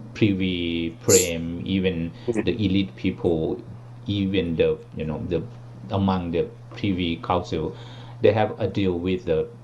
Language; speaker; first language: English; non-native, learner; Thai